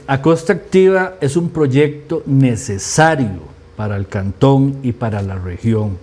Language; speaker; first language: Spanish; native; Spanish